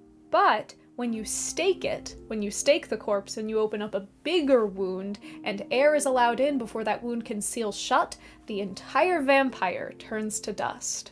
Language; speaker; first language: English; native; English